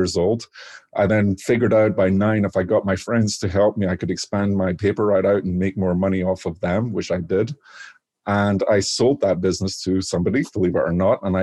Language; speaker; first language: English; native; English